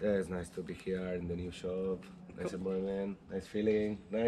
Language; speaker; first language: English; non-native, learner; Spanish